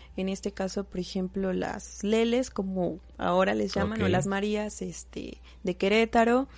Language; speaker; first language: Spanish; native; Spanish